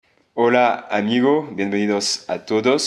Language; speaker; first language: Spanish; non-native, fluent; French